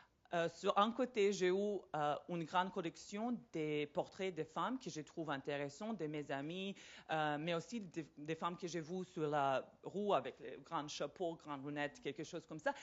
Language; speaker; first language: French; non-native, fluent; Serbian